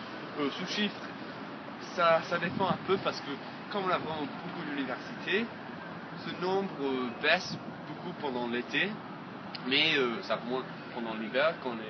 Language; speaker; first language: French; non-native, fluent; English